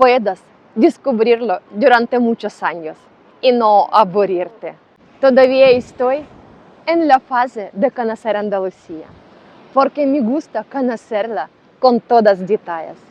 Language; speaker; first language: Spanish; non-native, learner; Russian